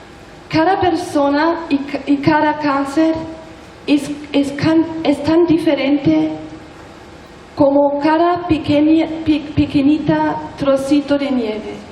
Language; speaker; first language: Spanish; non-native, learner; German